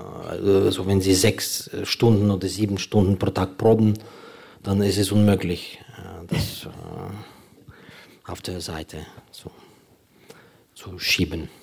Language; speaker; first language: German; non-native, fluent; Ukrainian